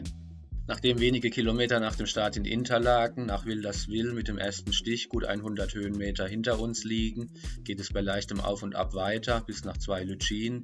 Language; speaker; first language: German; native; German